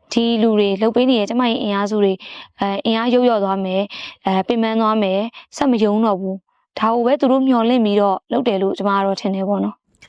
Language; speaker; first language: Burmese; native; Burmese